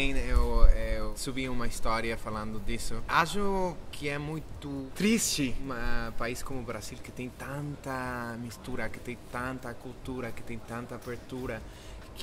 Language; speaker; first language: Portuguese; non-native, fluent; Spanish